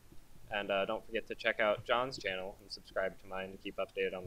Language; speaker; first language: English; native; English